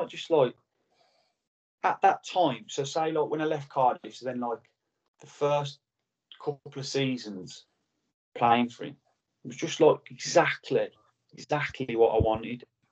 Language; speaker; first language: English; native; English